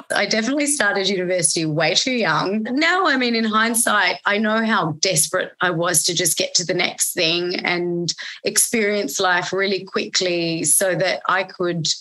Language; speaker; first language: English; native; English